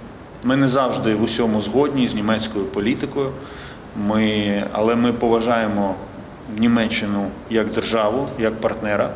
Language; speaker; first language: Ukrainian; native; Ukrainian